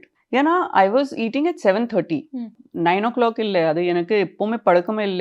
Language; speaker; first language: Tamil; non-native, fluent; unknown